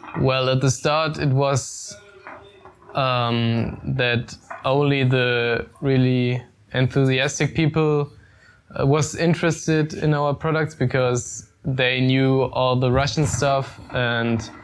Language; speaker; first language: English; non-native, fluent; German